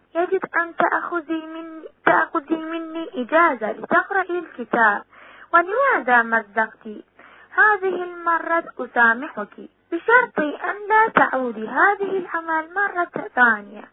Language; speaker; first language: Arabic; non-native, local second language; Persian